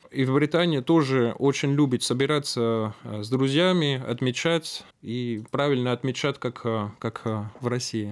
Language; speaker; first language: Russian; non-native, fluent; French